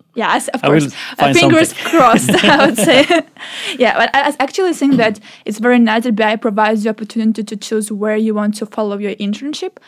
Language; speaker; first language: English; non-native, fluent; Ukrainian